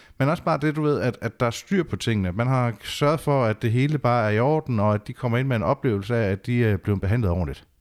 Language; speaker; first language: Danish; native; Danish